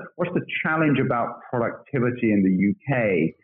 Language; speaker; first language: English; native; English